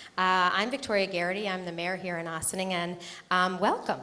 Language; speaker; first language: English; native; English